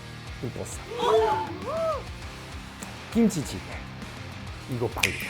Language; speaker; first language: Korean; non-native, learner; Italian